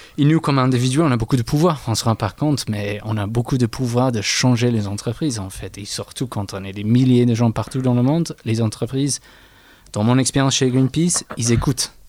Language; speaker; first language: French; non-native, fluent; English